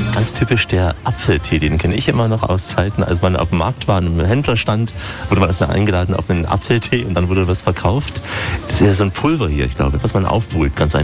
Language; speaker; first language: German; native; German